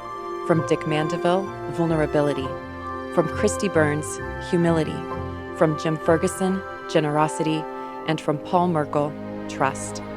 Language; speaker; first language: English; native; English